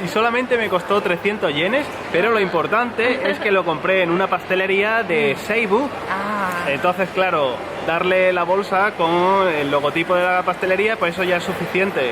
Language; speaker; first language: Spanish; native; Spanish